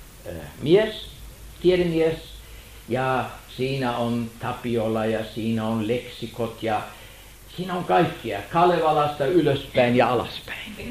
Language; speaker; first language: Finnish; non-native, fluent; German